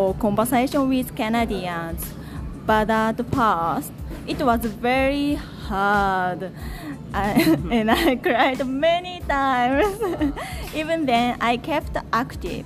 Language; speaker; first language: English; non-native, learner; Japanese